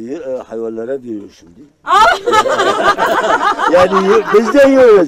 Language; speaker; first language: Turkish; non-native, local second language; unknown